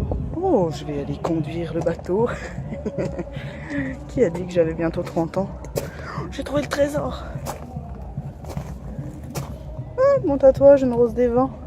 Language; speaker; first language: French; native; French